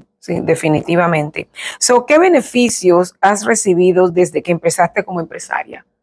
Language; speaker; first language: Spanish; native; Spanish